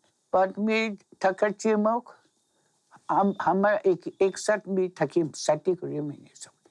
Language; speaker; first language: Hindi; non-native, local second language; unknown